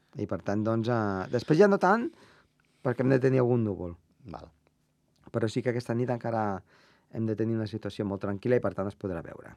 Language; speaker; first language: Catalan; native; Catalan